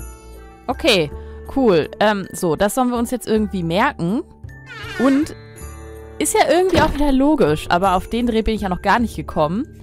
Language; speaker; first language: German; native; German